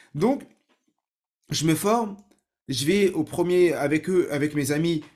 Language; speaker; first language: French; native; French